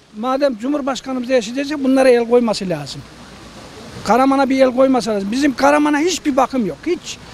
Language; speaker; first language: Turkish; native; Turkish